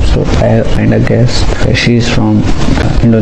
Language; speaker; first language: English; non-native, local second language; Hindi